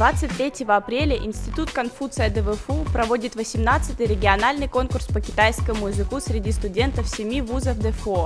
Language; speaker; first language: Russian; native; Russian